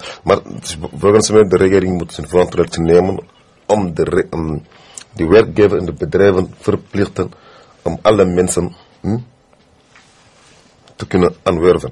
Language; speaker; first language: Dutch; non-native, fluent; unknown